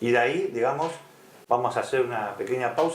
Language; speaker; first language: Spanish; native; Spanish